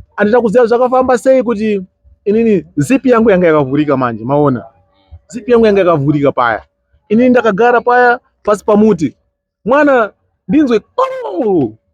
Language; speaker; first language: Shona; non-native, local second language; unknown